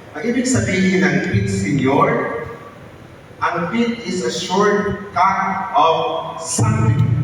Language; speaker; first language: Filipino; non-native, local second language; Cebuano